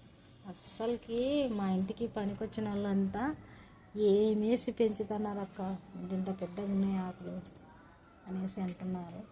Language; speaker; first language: Telugu; native; Telugu